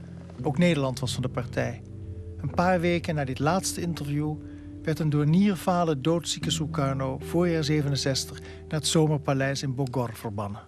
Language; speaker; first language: Dutch; native; Dutch